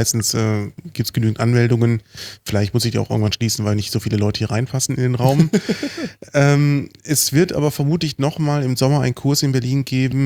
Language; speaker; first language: German; native; German